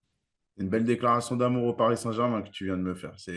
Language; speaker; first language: French; native; French